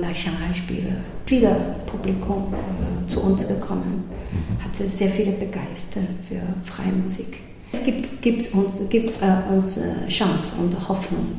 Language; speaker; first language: German; non-native, learner; Chinese